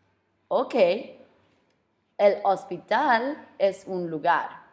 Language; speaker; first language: Spanish; non-native, fluent; English